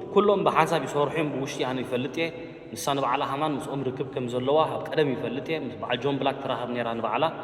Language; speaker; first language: Tigrinya; early bilingual, heritage; Tigrinya